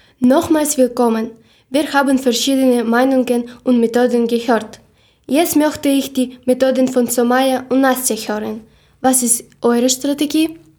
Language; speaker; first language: German; non-native, learner; Ukrainian